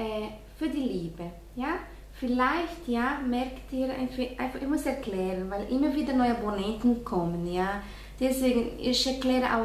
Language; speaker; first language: German; non-native, fluent; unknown